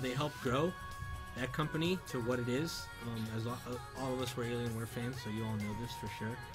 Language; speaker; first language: English; native; English